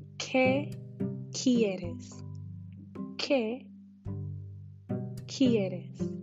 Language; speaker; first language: Spanish; non-native, fluent; English